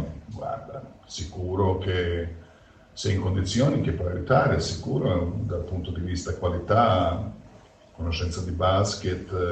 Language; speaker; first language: Italian; non-native, fluent; Croatian